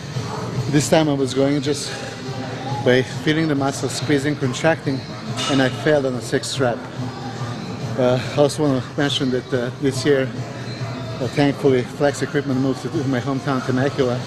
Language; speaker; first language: English; non-native, fluent; Serbian